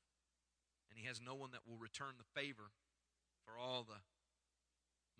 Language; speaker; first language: English; native; English